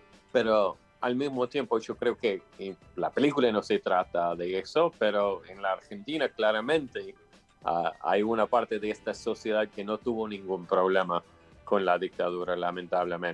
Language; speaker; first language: Spanish; non-native, fluent; English